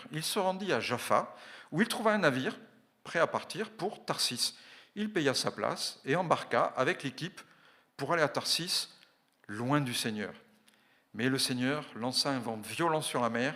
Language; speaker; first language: French; native; French